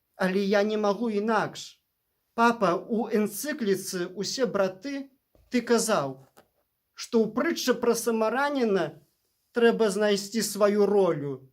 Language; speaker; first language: Belarusian; native; Belarusian